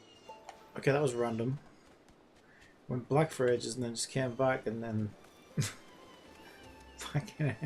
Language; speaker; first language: English; native; English